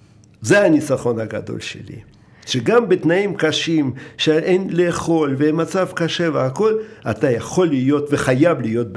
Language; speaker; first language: Hebrew; non-native, fluent; Russian